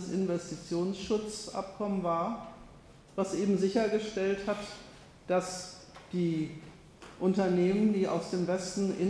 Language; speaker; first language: German; native; German